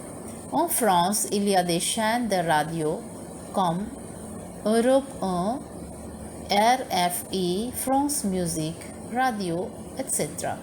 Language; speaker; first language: French; non-native, learner; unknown